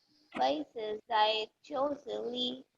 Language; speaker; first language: Chinese; non-native, learner; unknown